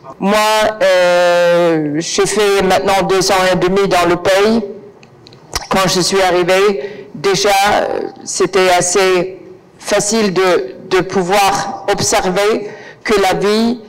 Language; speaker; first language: French; non-native, fluent; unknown